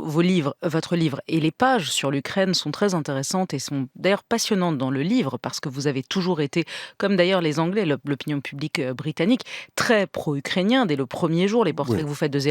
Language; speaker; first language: French; native; French